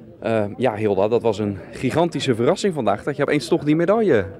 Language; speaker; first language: Dutch; native; Dutch